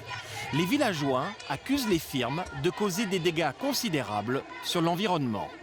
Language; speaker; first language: French; native; French